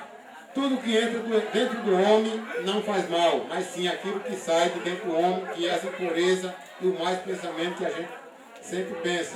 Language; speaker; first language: Portuguese; native; Portuguese